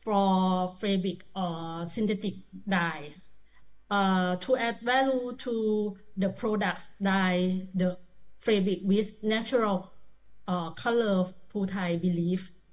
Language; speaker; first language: English; non-native, learner; Thai